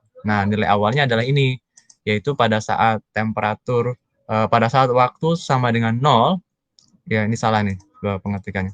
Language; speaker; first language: Indonesian; native; Indonesian